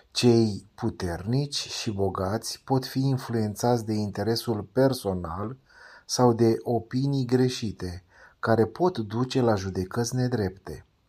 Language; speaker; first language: Romanian; native; Romanian